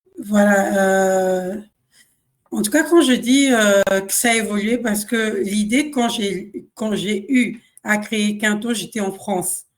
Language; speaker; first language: French; non-native, local second language; Kongo